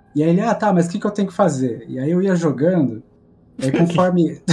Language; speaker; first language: Portuguese; native; Portuguese